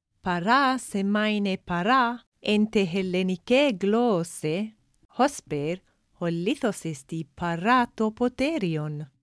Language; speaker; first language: Greek; non-native, fluent; English